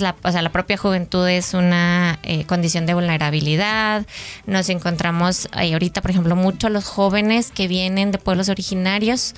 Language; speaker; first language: Spanish; native; Spanish